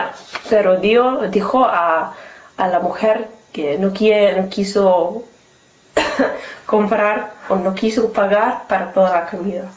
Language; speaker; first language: Spanish; non-native, learner; English